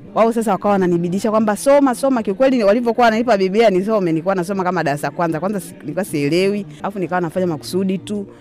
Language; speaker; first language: Swahili; native; Swahili